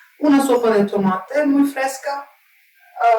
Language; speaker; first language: Spanish; non-native, fluent; Turkish